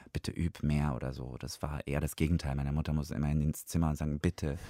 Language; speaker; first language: German; non-native, fluent; Russian